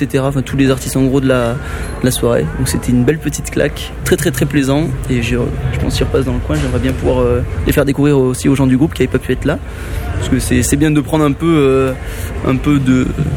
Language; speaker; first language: French; native; French